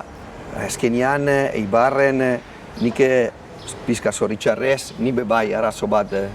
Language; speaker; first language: Basque; non-native, learner; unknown